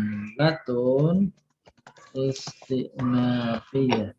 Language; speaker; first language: Arabic; non-native, fluent; Indonesian